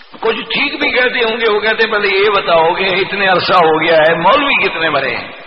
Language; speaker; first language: Urdu; non-native, local second language; Punjabi